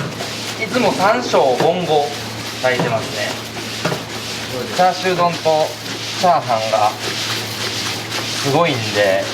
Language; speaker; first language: Japanese; native; Japanese